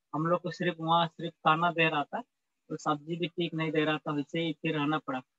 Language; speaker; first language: Hindi; native; Hindi